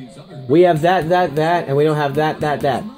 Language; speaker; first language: English; native; English